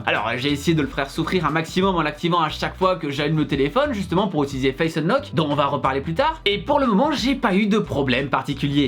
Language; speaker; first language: French; native; French